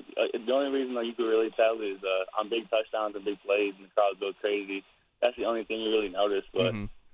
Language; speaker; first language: English; native; English